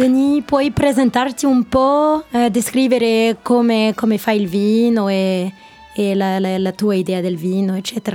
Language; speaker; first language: Italian; non-native, fluent; French